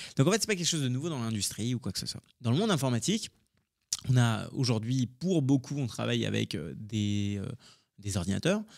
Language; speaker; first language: French; early bilingual, other home language; Hindi